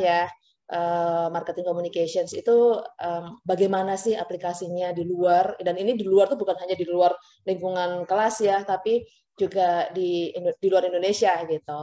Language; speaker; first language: Indonesian; native; Indonesian